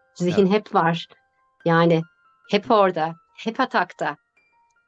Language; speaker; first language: Turkish; native; Turkish